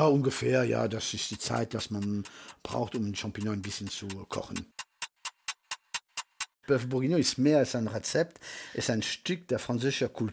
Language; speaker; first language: German; early bilingual, heritage; French